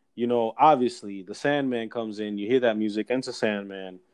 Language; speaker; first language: English; native; English